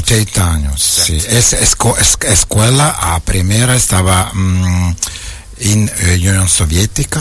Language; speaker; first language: Portuguese; non-native, learner; Ukrainian